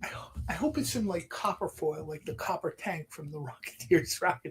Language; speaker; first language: English; native; English